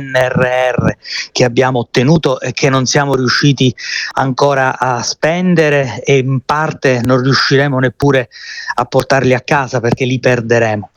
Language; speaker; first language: Italian; native; Italian